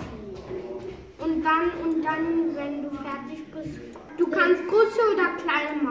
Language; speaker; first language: German; early bilingual, other home language; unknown